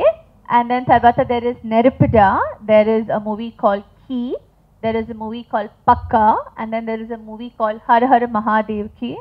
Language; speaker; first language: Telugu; non-native, fluent; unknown